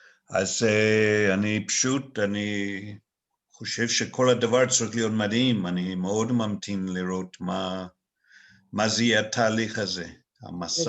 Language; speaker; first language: Hebrew; non-native, fluent; English